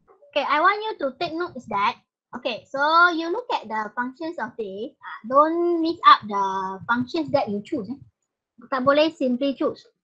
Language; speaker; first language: English; non-native, local second language; Malay